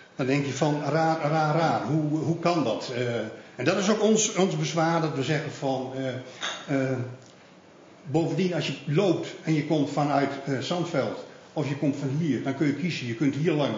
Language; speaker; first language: Dutch; native; Dutch